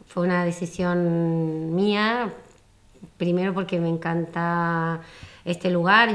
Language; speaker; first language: Spanish; native; Spanish